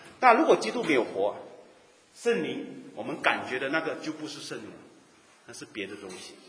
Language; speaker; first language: Chinese; native; Chinese